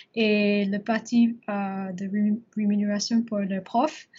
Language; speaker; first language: French; non-native, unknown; English